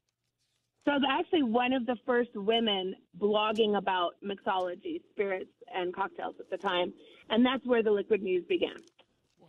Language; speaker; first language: English; native; English